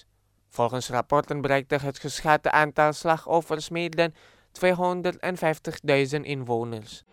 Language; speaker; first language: Dutch; non-native, fluent; Indonesian